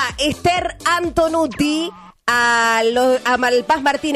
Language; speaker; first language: Spanish; native; Spanish